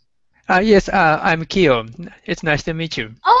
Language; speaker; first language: English; non-native, learner; Japanese